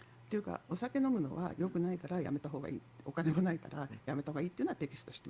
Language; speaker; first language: Japanese; native; Japanese